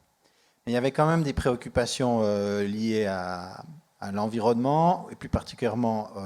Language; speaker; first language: French; native; French